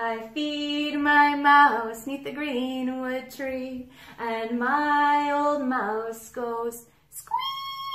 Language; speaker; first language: English; native; English